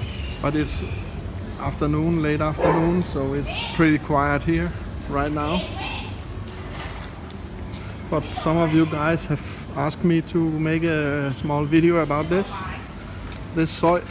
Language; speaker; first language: English; non-native, fluent; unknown